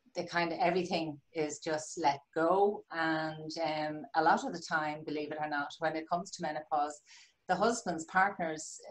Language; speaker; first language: English; native; English